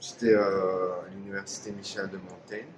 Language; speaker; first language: French; non-native, fluent; Turkish